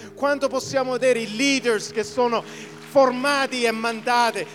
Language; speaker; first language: Italian; early bilingual, heritage; Italian